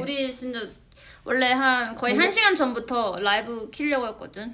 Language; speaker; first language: Korean; non-native, fluent; Thai